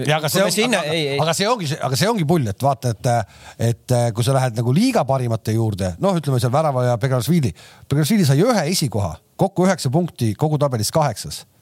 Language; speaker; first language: Estonian; native; Estonian